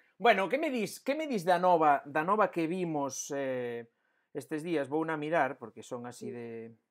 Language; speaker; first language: Galician; non-native, local second language; Spanish